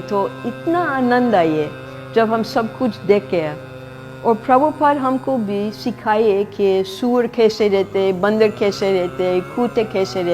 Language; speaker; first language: Hindi; non-native, fluent; English